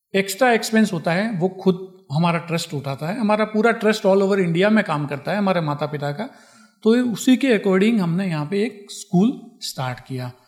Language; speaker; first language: Hindi; non-native, local second language; Marwari